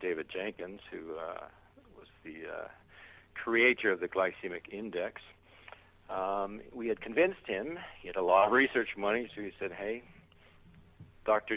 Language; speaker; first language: English; native; English